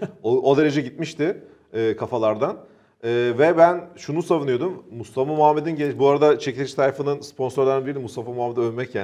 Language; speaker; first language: Turkish; native; Turkish